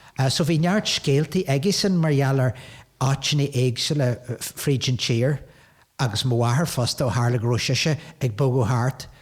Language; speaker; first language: Irish; non-native, local second language; English